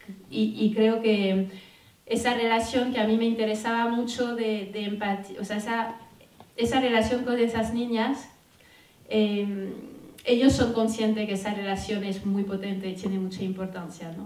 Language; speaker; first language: Spanish; non-native, fluent; French